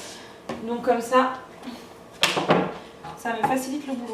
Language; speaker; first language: French; native; French